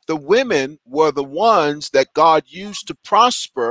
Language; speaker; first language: English; native; English